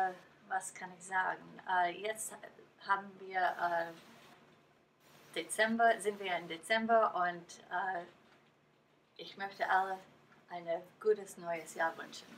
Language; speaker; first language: German; non-native, learner; English